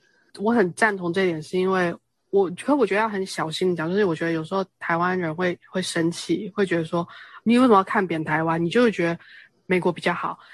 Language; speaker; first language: Chinese; native; Chinese